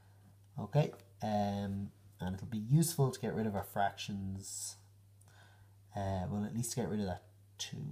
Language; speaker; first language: English; native; English